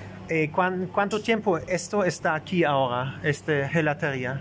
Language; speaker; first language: Spanish; non-native, learner; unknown